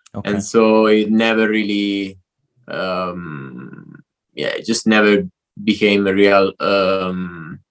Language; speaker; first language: English; non-native, fluent; Italian